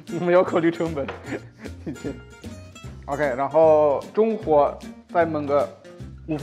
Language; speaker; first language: Chinese; non-native, fluent; German